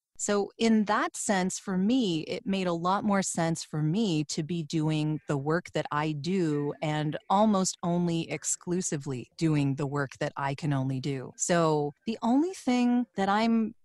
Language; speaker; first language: English; native; English